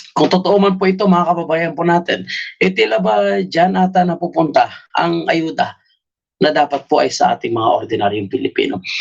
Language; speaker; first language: Filipino; native; Filipino